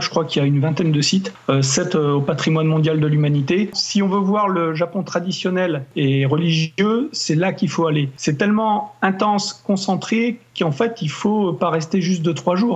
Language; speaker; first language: French; native; French